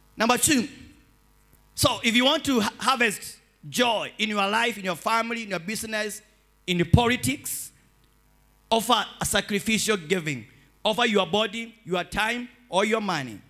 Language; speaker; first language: English; non-native, local second language; Swahili